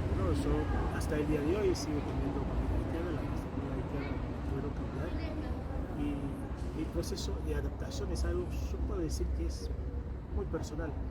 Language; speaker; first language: Spanish; non-native, fluent; Haitian Creole